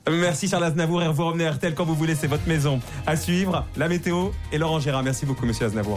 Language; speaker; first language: French; native; French